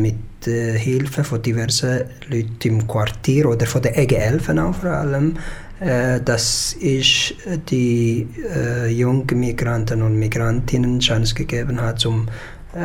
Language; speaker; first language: German; non-native, learner; Tigrinya